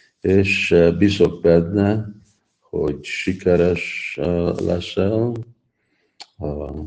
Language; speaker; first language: Hungarian; early bilingual, heritage; Hungarian